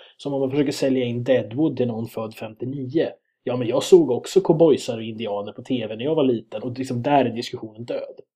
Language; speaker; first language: Swedish; native; Swedish